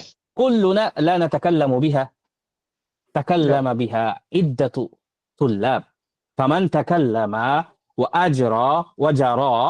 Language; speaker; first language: Arabic; non-native, fluent; Bangla